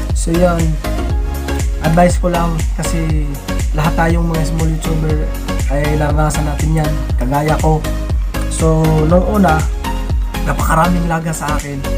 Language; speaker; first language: Filipino; non-native, local second language; Cebuano